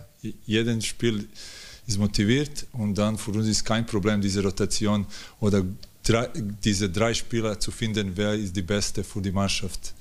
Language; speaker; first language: German; non-native, learner; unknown